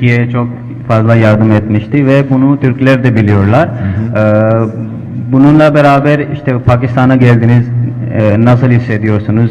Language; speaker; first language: Turkish; non-native, fluent; Urdu